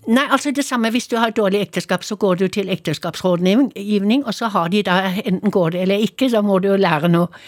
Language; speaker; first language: Norwegian; non-native, fluent; German